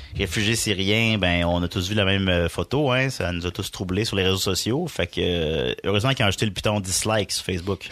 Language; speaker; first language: French; native; French